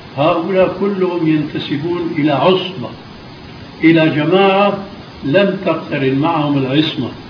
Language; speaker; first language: Arabic; early bilingual, other home language; Albanian